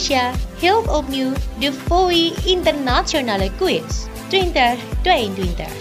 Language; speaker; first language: Dutch; non-native, fluent; Indonesian